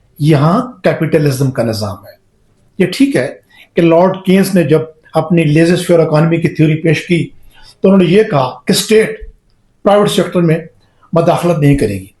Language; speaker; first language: Urdu; native; Urdu